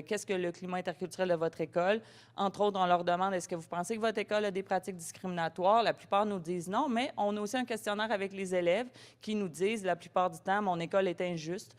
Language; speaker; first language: French; native; French